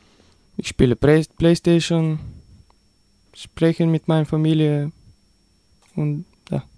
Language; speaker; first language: German; non-native, learner; Bulgarian